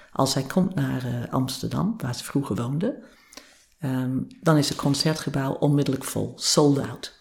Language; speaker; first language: Dutch; non-native, fluent; English